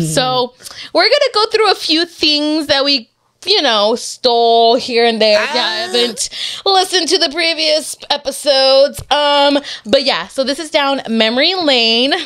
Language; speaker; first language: English; early bilingual, other home language; Spanish